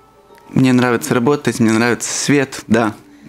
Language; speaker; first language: Russian; non-native, local second language; Latvian